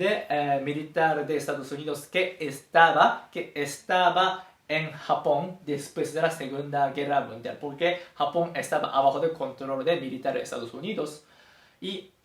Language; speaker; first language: Spanish; non-native, fluent; Japanese